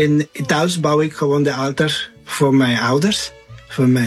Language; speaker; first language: Dutch; early bilingual, other home language; Spanish